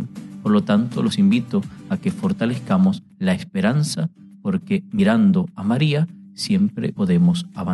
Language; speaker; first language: Spanish; native; Spanish